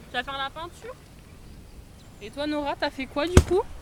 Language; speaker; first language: French; native; French